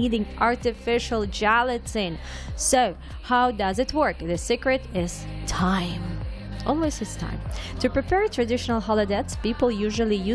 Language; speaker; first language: English; non-native, fluent; Ukrainian